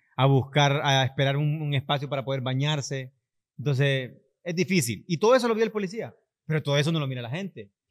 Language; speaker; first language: Spanish; native; Spanish